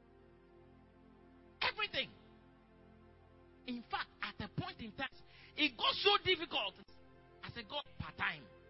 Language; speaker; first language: English; non-native, local second language; Akan